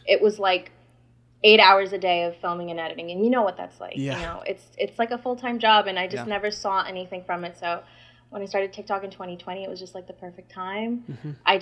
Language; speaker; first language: English; non-native, fluent; Spanish